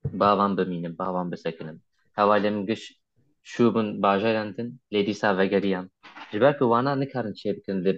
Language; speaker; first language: Kurdish; non-native, local second language; Turkish